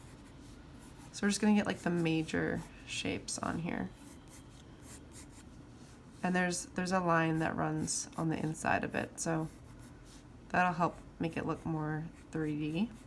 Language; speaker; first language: English; native; English